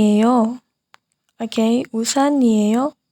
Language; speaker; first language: Korean; non-native, fluent; Indonesian